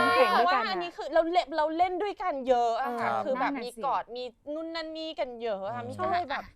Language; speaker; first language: Thai; non-native, fluent; English